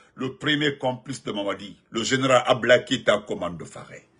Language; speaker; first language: French; non-native, local second language; Fula